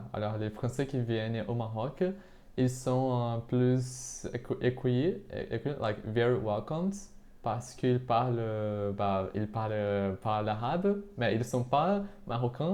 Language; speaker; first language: French; non-native, fluent; Portuguese